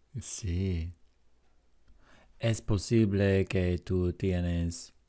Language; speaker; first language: Spanish; non-native, fluent; English